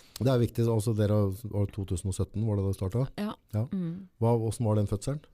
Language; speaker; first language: Norwegian; native; Norwegian